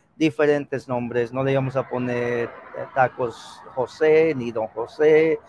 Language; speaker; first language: Spanish; early bilingual, heritage; Spanish